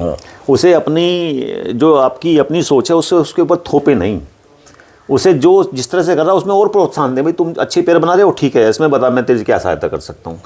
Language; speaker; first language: Hindi; native; Hindi